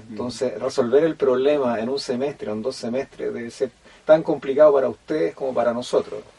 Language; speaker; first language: Spanish; native; Spanish